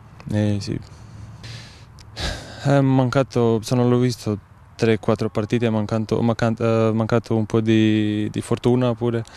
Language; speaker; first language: Italian; non-native, learner; Croatian